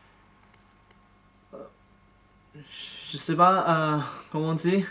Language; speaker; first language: French; non-native, fluent; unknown